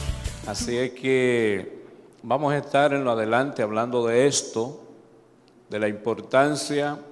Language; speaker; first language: Spanish; native; Spanish